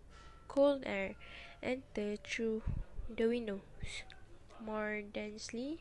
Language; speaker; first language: English; non-native, local second language; Malay